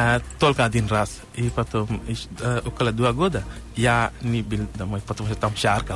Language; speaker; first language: Russian; non-native, learner; Sinhala